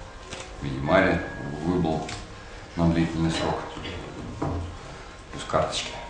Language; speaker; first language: Russian; native; Russian